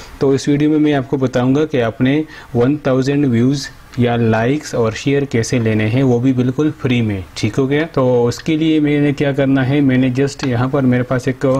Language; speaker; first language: Urdu; non-native, local second language; Pashto